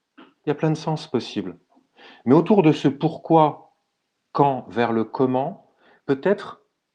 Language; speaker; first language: French; native; French